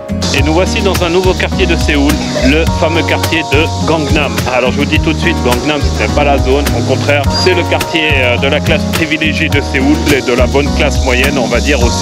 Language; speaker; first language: French; native; French